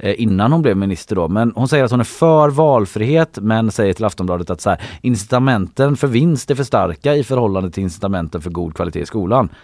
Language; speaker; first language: Swedish; native; Swedish